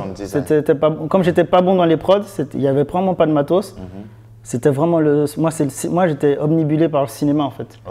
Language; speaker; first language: French; native; French